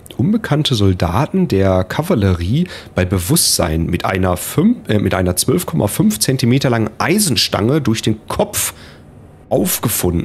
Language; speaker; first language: German; native; German